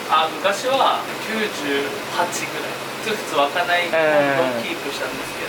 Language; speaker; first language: Japanese; native; Japanese